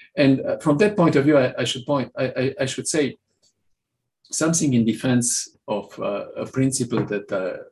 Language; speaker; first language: English; non-native, fluent; Romanian